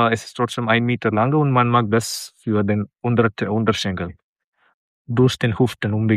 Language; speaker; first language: German; non-native, learner; Malayalam